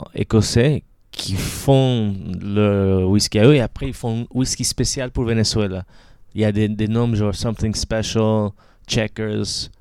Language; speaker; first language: French; non-native, fluent; Spanish